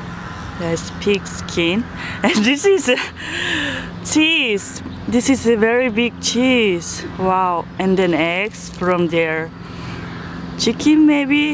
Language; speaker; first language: English; non-native, learner; Korean